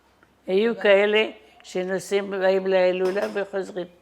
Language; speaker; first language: Hebrew; non-native, fluent; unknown